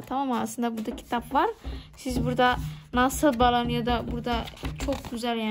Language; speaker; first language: Turkish; non-native, learner; Indonesian